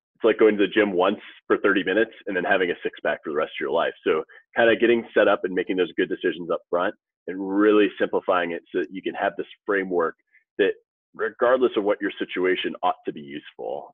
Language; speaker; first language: English; native; English